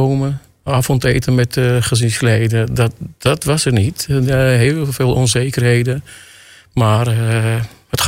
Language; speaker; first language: Dutch; non-native, fluent; Armenian